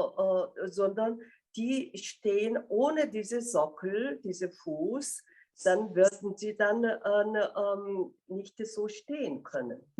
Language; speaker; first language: German; non-native, fluent; Korean